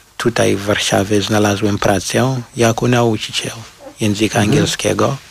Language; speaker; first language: Polish; non-native, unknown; Shona